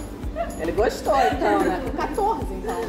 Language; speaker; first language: Portuguese; native; Portuguese